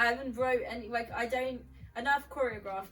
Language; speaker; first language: English; native; English